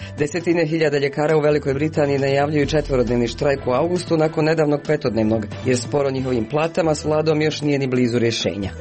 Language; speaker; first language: Croatian; native; Croatian